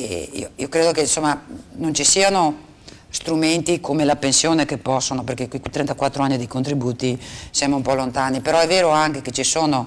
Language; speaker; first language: Italian; native; Italian